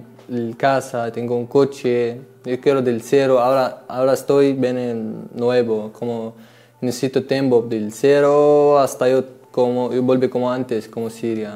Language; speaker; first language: Spanish; non-native, learner; Arabic